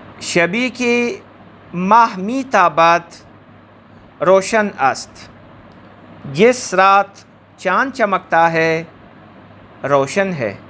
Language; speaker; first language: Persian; non-native, fluent; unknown